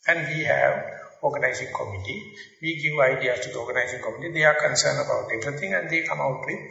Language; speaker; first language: English; non-native, local second language; Sinhala